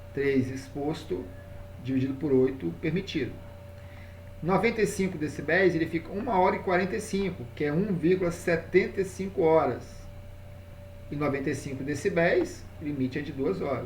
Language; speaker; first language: Portuguese; native; Portuguese